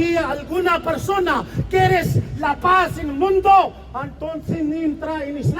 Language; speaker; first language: Spanish; non-native, learner; Urdu